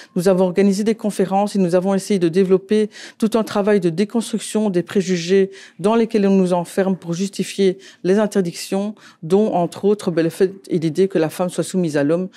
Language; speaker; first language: French; native; French